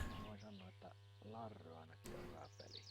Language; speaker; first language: Finnish; native; Finnish